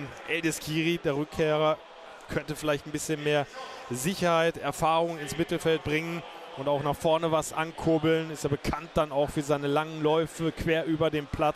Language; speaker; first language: German; native; German